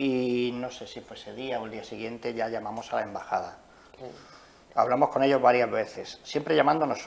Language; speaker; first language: Spanish; native; Spanish